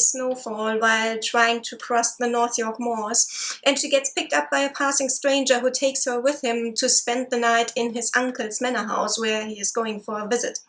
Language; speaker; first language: English; non-native, fluent; German